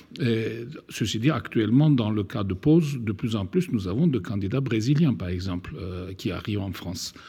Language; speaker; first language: French; non-native, fluent; Turkish